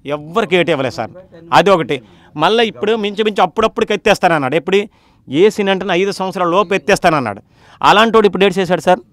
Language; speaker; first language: Telugu; native; Telugu